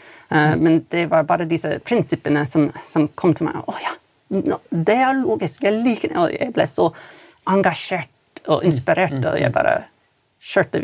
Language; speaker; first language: Norwegian; non-native, fluent; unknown